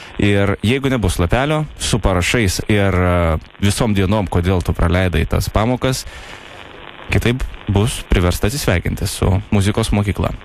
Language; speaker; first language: Lithuanian; native; Lithuanian